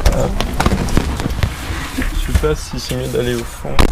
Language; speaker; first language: French; native; French